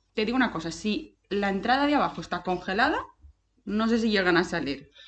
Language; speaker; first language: Spanish; native; Spanish